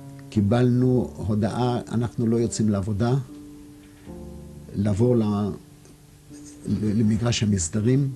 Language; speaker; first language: Hebrew; non-native, fluent; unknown